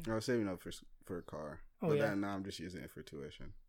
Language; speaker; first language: English; early bilingual, other home language; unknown